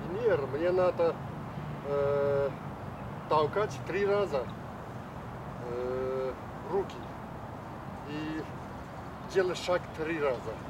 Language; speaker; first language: Russian; non-native, learner; Chinese